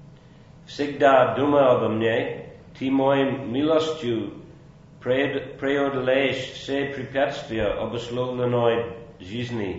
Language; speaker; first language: Russian; non-native, fluent; English